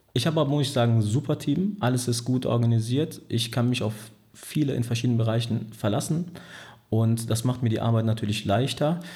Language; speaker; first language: German; early bilingual, other home language; Turkish